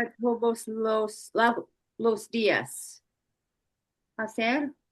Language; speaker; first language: Spanish; non-native, learner; English